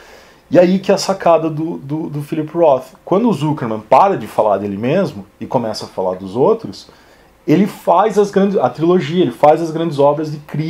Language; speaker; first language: Portuguese; native; Portuguese